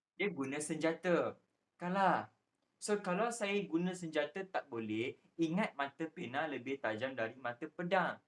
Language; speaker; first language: Malay; native; Malay